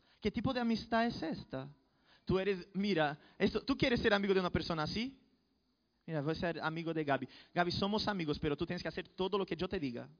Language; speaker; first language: Spanish; non-native, fluent; Portuguese